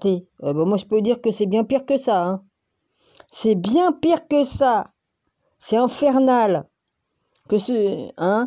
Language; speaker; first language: French; native; French